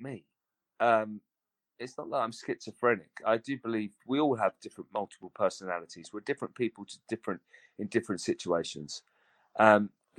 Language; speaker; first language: English; native; English